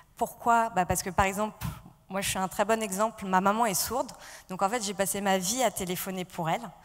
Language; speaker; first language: French; native; French